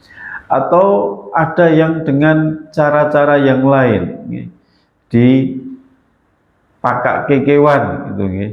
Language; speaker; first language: Indonesian; non-native, local second language; Javanese